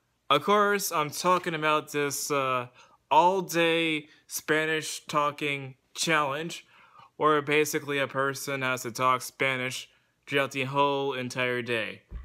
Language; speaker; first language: English; native; English